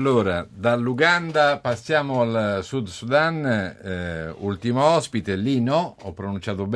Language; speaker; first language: Italian; native; Italian